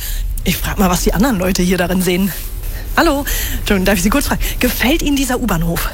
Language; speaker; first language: German; native; German